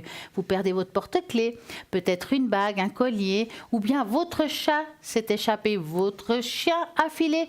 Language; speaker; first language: French; native; French